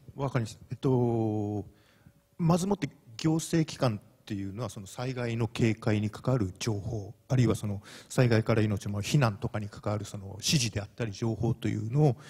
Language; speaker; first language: Japanese; native; Japanese